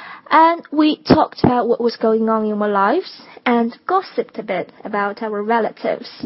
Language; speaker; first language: English; non-native, fluent; Chinese